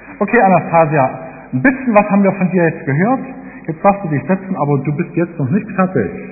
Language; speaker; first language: German; native; German